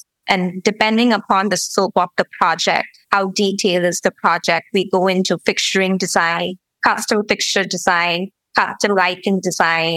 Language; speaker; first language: English; non-native, local second language; Gujarati